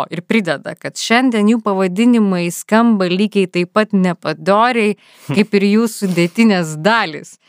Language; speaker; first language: Lithuanian; native; Lithuanian